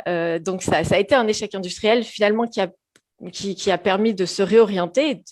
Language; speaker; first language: French; native; French